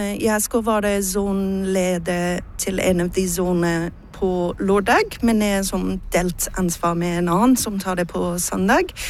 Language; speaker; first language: Norwegian; non-native, learner; English